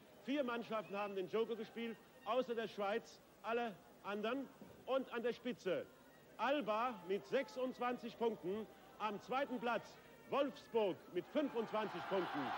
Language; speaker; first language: German; native; German